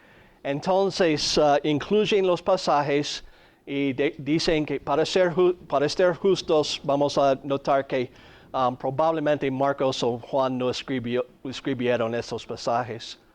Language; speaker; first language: Spanish; non-native, fluent; English